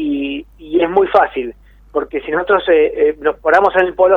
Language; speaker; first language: Spanish; native; Spanish